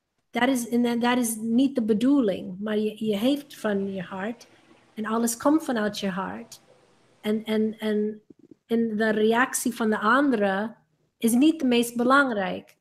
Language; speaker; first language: Dutch; non-native, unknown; English